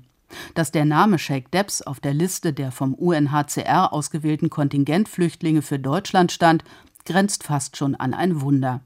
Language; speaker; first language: German; native; German